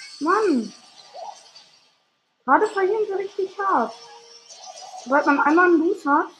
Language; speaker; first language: German; native; German